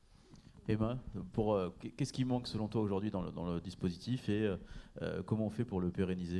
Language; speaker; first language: French; native; French